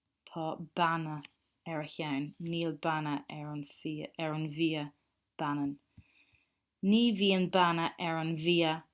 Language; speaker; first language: Irish; non-native, local second language; English